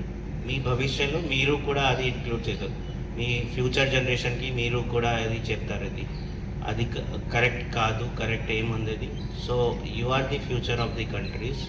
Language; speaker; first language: Telugu; non-native, learner; Hindi